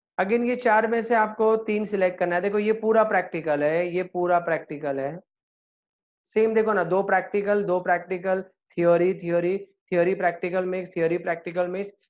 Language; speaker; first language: Hindi; native; Hindi